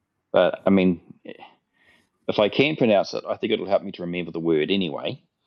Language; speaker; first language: English; native; English